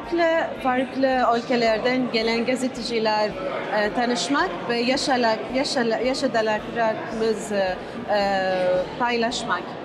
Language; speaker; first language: Turkish; non-native, learner; Arabic